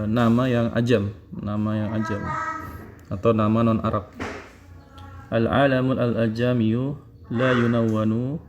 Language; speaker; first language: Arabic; non-native, fluent; Indonesian